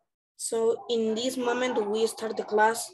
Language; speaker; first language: English; non-native, learner; Spanish